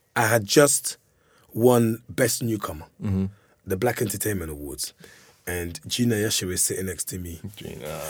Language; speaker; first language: English; early bilingual, other home language; Lingala